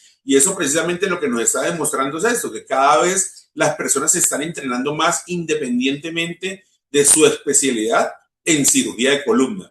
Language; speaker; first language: Spanish; native; Spanish